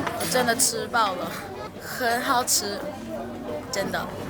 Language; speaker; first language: Chinese; non-native, learner; English